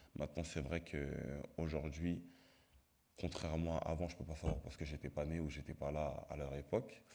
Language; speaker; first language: French; native; French